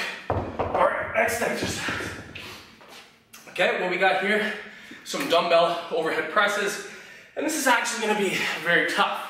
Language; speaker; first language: English; native; English